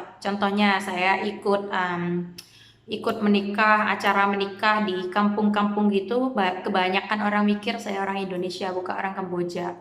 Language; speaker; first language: Indonesian; non-native, fluent; Khmer